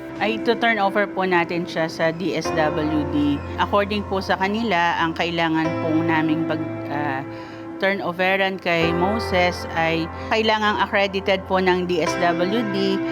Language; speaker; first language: Filipino; native; Filipino